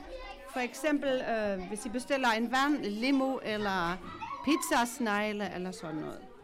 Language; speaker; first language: Danish; non-native, local second language; German